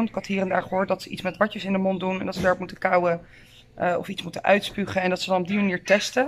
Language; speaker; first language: Dutch; native; Dutch